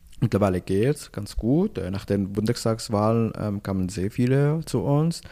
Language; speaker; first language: German; non-native, fluent; Arabic